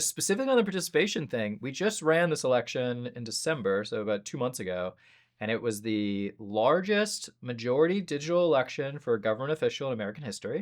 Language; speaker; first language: English; native; English